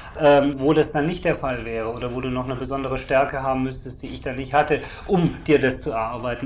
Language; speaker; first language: German; native; German